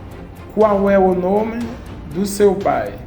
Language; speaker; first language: Portuguese; non-native, fluent; Haitian Creole